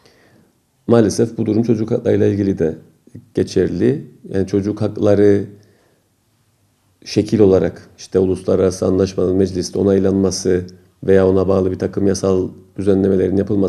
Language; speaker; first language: Turkish; native; Turkish